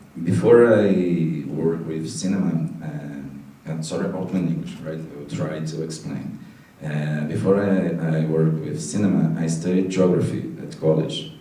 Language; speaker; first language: English; non-native, learner; Portuguese